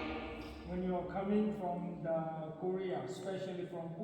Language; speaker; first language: English; non-native, fluent; Tibetan